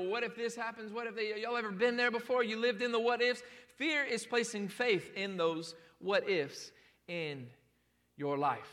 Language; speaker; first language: English; native; English